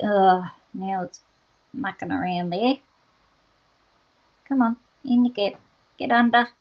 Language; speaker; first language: English; native; English